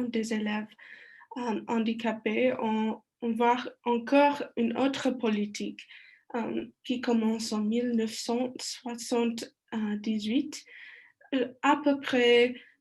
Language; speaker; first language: French; non-native, learner; English